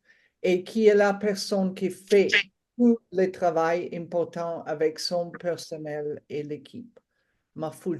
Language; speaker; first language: French; non-native, fluent; English